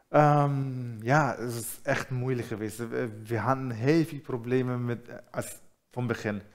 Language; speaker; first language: Dutch; non-native, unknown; Arabic